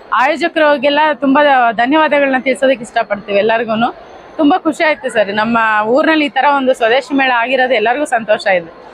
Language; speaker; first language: Kannada; native; Kannada